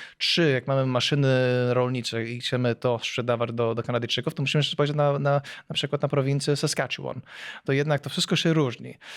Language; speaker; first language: Polish; early bilingual, heritage; Polish